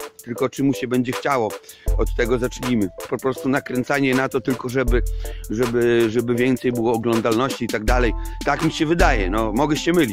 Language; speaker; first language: Polish; native; Polish